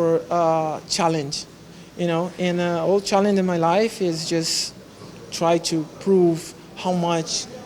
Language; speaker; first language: English; non-native, learner; Portuguese